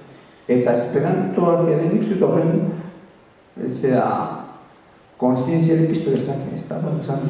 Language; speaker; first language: Basque; non-native, local second language; Spanish